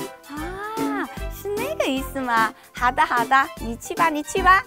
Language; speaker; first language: Chinese; non-native, fluent; Korean